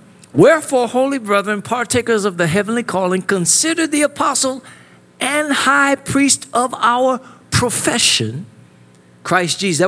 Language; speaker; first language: English; native; English